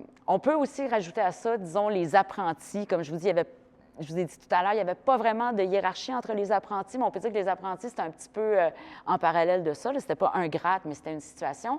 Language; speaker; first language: French; native; French